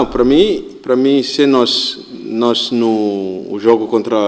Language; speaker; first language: Portuguese; non-native, learner; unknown